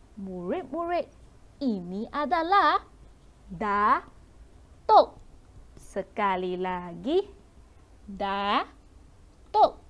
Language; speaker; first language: Malay; non-native, local second language; Chinese